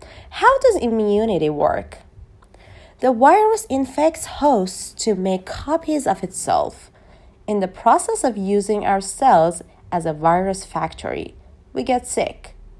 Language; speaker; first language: English; non-native, fluent; Persian